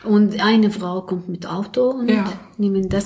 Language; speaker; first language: German; non-native, learner; Arabic